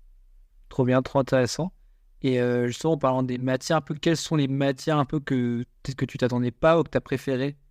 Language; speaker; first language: French; native; French